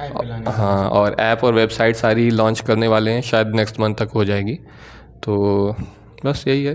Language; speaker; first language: Hindi; native; Hindi